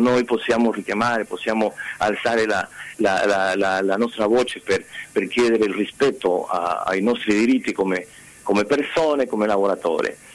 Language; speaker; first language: Italian; non-native, fluent; Spanish